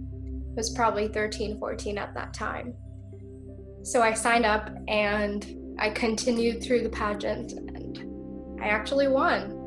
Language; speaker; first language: English; native; English